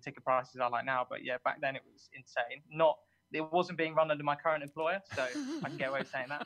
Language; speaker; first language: English; native; English